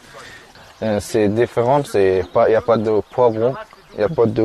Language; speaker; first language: French; non-native, learner; Persian